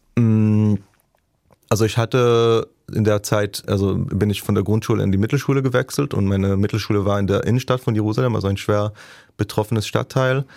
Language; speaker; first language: German; non-native, fluent; Hebrew